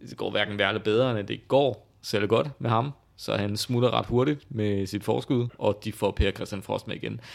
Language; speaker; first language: Danish; native; Danish